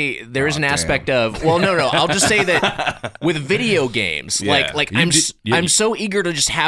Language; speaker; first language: English; native; English